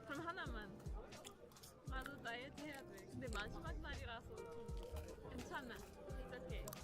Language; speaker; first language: Korean; non-native, fluent; French